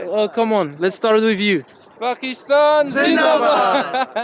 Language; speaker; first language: English; non-native, learner; French